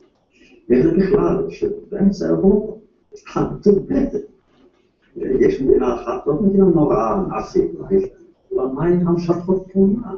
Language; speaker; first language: Hebrew; non-native, fluent; Yiddish